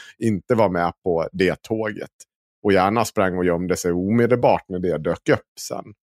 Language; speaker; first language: Swedish; native; Swedish